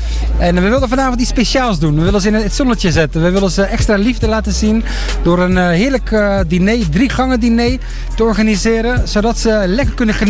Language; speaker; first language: Dutch; native; Dutch